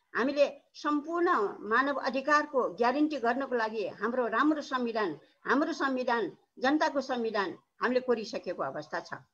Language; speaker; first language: Nepali; non-native, local second language; Newari